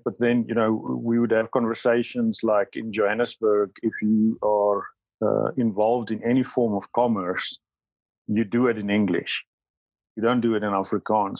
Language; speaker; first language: English; non-native, local second language; Afrikaans